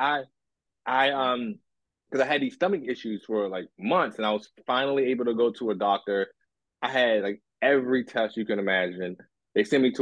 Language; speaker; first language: English; native; English